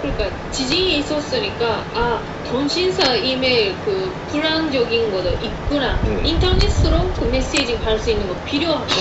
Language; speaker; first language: Korean; non-native, fluent; Japanese